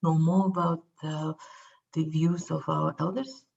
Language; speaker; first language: English; non-native, fluent; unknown